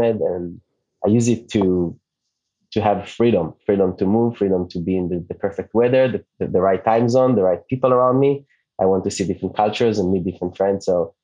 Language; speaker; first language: English; non-native, fluent; Hebrew